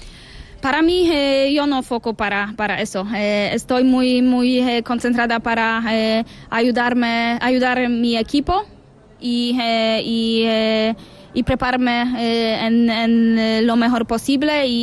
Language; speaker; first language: Spanish; non-native, learner; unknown